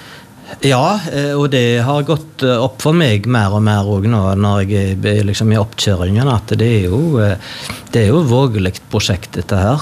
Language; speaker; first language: Norwegian; native; Norwegian